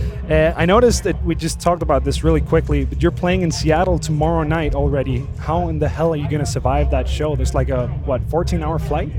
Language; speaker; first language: English; non-native, fluent; Danish